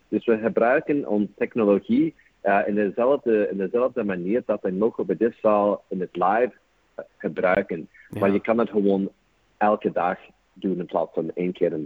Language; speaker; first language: Dutch; non-native, fluent; English